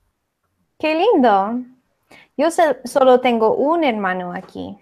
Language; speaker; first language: Spanish; non-native, fluent; English